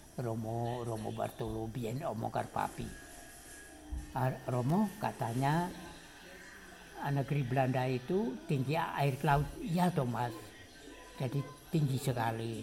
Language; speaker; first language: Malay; non-native, local second language; Javanese